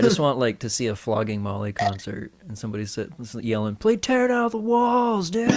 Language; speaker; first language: English; native; English